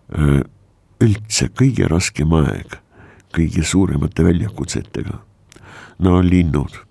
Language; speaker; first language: Estonian; non-native, local second language; Russian